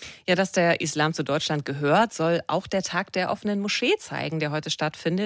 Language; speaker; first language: German; native; German